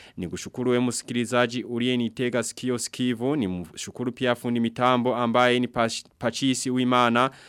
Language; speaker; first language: Swahili; non-native, local second language; Rundi